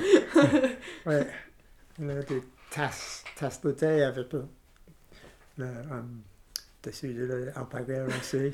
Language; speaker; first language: French; non-native, learner; English